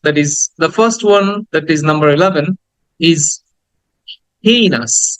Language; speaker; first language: English; non-native, local second language; Bangla